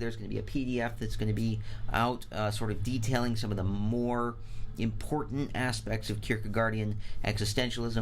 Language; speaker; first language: English; native; English